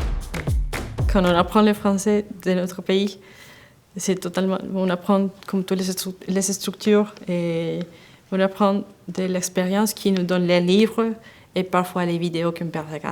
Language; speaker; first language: French; non-native, fluent; Spanish